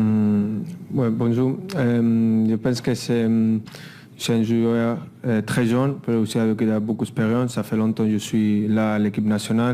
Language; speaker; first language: French; non-native, fluent; Spanish